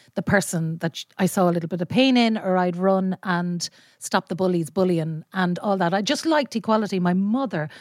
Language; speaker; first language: English; native; English